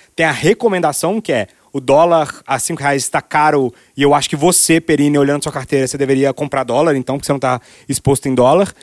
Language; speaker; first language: Portuguese; native; Portuguese